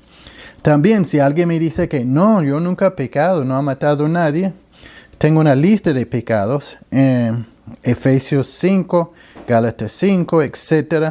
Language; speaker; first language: Spanish; non-native, learner; English